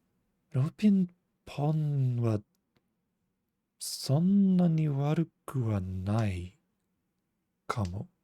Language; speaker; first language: Japanese; non-native, fluent; English